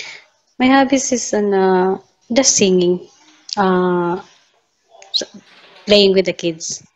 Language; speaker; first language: English; non-native, learner; Filipino